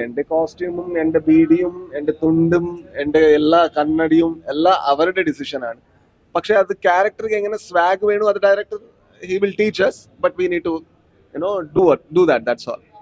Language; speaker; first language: Malayalam; non-native, learner; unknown